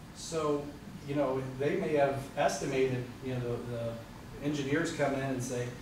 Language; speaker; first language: English; native; English